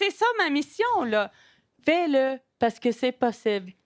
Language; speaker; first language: French; non-native, local second language; English